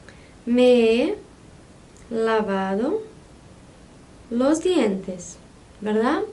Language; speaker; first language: Spanish; non-native, fluent; Portuguese